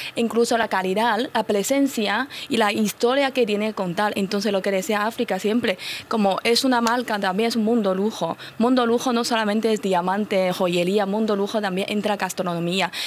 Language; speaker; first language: Spanish; non-native, fluent; Chinese